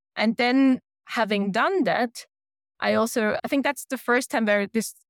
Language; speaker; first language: English; non-native, fluent; German